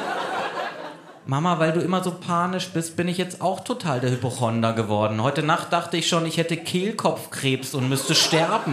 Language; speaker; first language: German; native; German